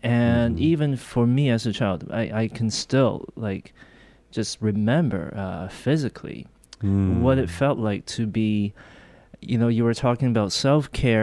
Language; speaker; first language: English; non-native, local second language; Korean